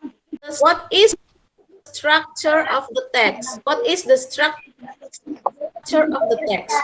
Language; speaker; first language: English; non-native, fluent; Indonesian